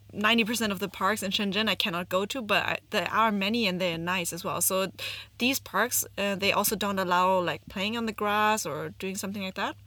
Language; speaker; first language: English; non-native, fluent; German